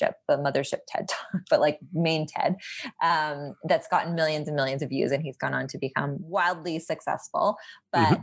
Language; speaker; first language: English; native; English